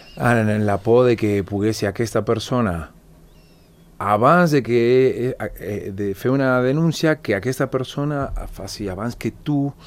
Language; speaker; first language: Catalan; non-native, fluent; Spanish